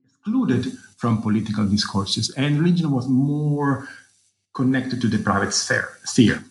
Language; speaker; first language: English; non-native, fluent; Italian